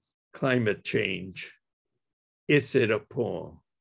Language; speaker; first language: English; early bilingual, other home language; Spanish